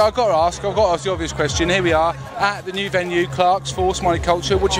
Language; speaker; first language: English; native; English